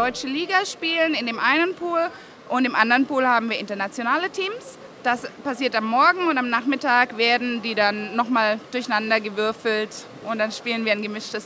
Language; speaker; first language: German; native; German